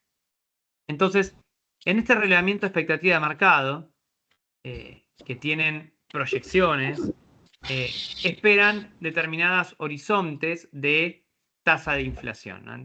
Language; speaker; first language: Spanish; native; Spanish